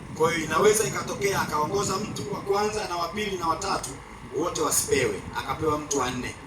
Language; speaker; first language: Swahili; non-native, local second language; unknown